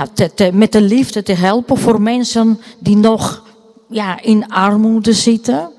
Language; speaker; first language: Dutch; non-native, fluent; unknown